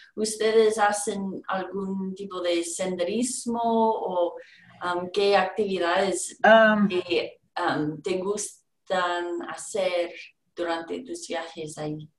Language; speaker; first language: Spanish; non-native, learner; English